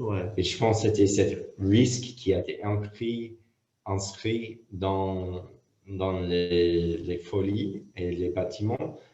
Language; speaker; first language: French; non-native, fluent; English